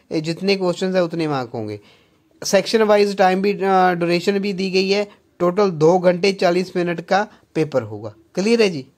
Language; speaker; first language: Hindi; non-native, local second language; Punjabi